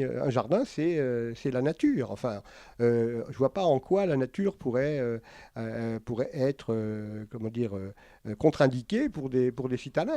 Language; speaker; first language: French; native; French